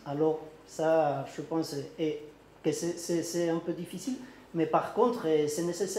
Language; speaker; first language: French; non-native, learner; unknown